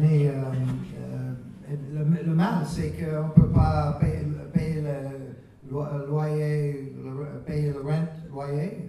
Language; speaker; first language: French; non-native, learner; English